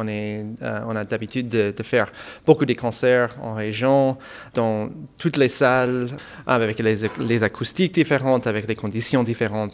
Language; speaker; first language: French; non-native, fluent; English